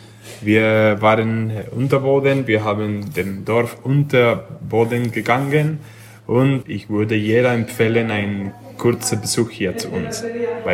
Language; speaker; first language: German; non-native, learner; Spanish